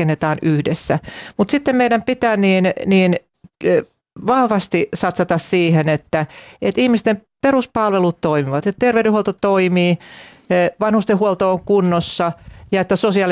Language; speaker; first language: Finnish; native; Finnish